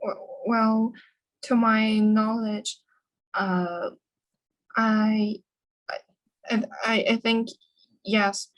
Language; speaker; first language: English; non-native, learner; Chinese